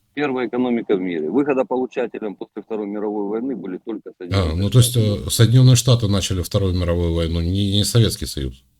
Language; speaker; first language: Russian; native; Russian